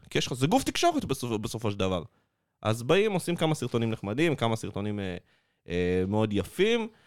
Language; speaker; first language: Hebrew; native; Hebrew